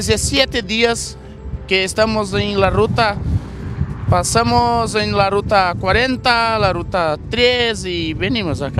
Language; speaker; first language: Spanish; non-native, learner; Portuguese